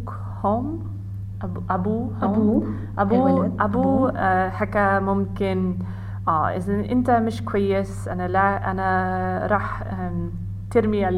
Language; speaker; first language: Arabic; non-native, learner; English